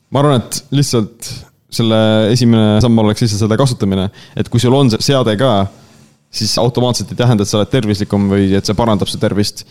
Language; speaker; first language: Estonian; native; Estonian